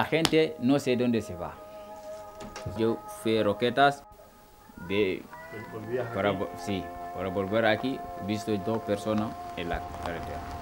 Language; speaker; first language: Spanish; non-native, local second language; Wolof